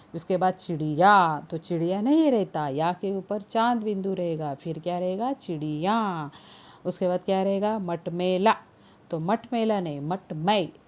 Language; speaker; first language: Hindi; non-native, local second language; Marathi